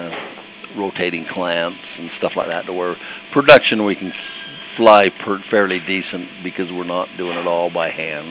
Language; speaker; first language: English; native; English